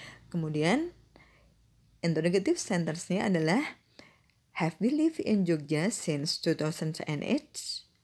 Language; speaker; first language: English; non-native, fluent; Indonesian